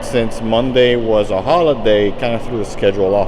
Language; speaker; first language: English; non-native, local second language; Spanish